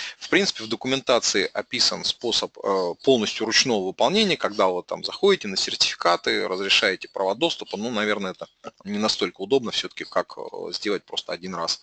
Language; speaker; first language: Russian; native; Russian